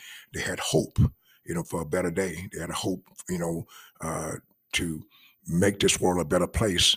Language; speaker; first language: English; native; English